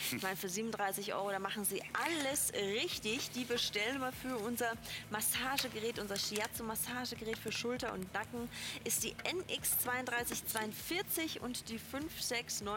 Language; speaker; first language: German; native; German